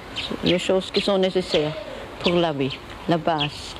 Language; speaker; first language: French; non-native, learner; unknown